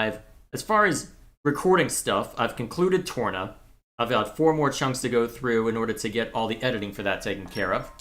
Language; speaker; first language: English; native; English